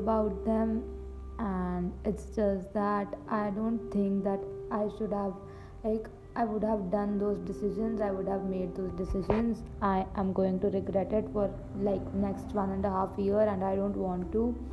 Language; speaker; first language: English; non-native, local second language; Punjabi